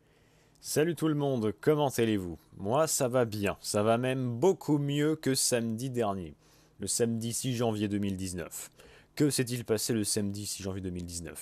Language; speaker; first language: French; native; French